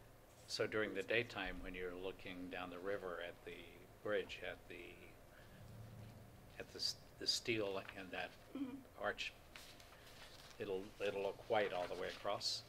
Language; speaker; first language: English; native; English